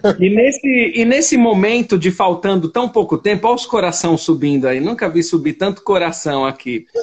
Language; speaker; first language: Portuguese; native; Portuguese